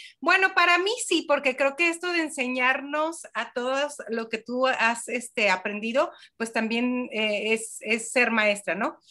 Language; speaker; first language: Spanish; native; Spanish